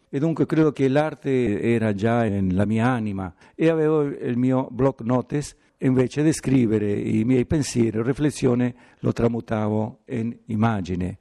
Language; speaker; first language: Italian; non-native, fluent; Spanish